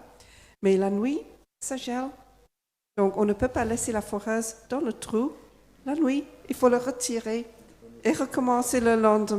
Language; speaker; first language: French; non-native, fluent; English